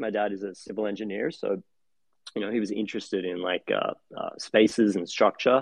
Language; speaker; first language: English; native; English